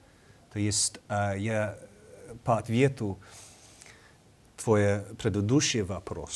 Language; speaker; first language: Russian; non-native, learner; English